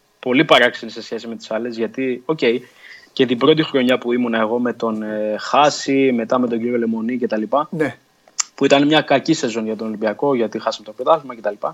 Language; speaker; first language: Greek; early bilingual, other home language; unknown